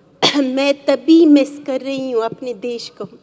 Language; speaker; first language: Hindi; non-native, fluent; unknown